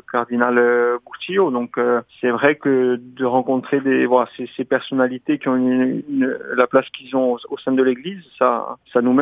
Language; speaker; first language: French; native; French